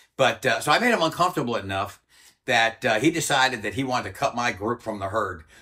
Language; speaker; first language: English; native; English